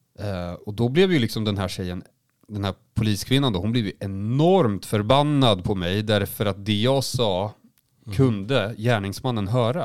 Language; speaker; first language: Swedish; native; Swedish